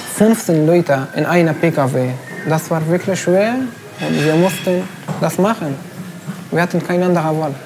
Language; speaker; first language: German; non-native, learner; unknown